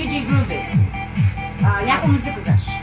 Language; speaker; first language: Polish; early bilingual, heritage; Polish